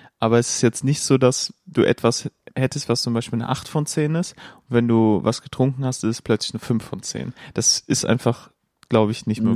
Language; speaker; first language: German; native; German